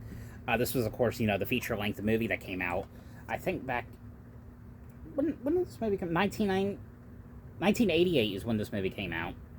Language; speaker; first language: English; native; English